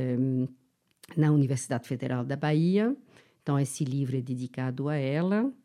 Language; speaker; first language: Portuguese; non-native, fluent; French